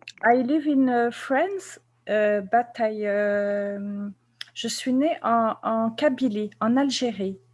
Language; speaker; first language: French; non-native, local second language; Kabyle